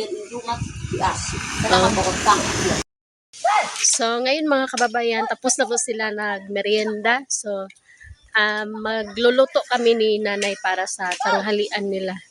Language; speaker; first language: Filipino; native; Filipino